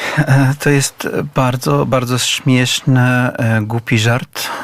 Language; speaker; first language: Polish; non-native, learner; Arabic